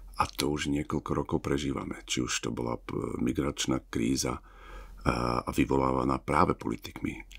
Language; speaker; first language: Slovak; native; Slovak